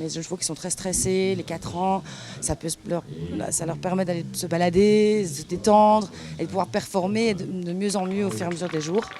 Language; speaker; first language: French; native; French